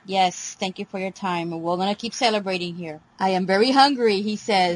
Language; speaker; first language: English; non-native, local second language; Spanish